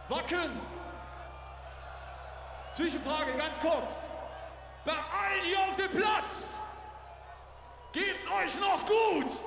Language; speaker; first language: German; native; German